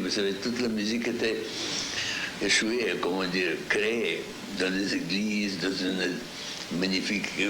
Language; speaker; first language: French; non-native, fluent; Russian